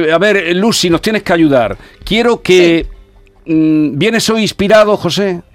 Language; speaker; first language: Spanish; native; Spanish